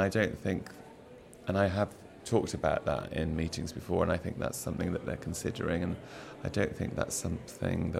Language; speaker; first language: English; native; English